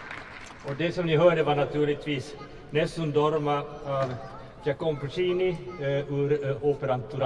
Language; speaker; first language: Swedish; native; Swedish